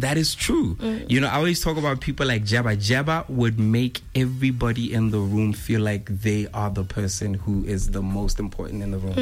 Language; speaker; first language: English; non-native, local second language; Tswana